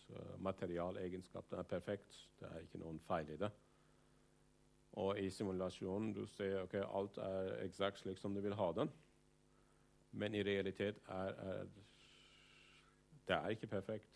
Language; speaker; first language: Norwegian; non-native, fluent; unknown